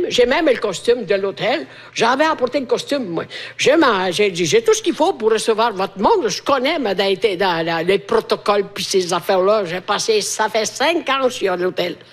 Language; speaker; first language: French; non-native, fluent; Italian